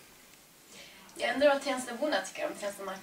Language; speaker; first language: Swedish; native; Swedish